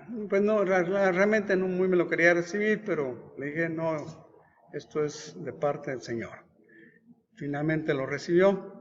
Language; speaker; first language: Spanish; native; Spanish